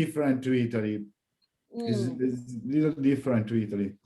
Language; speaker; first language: English; non-native, learner; Italian